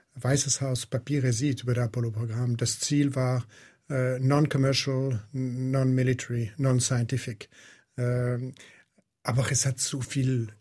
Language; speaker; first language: German; non-native, local second language; French